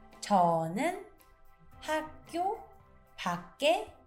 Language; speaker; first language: Korean; non-native, learner; Spanish